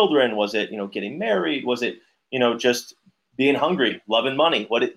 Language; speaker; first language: English; native; English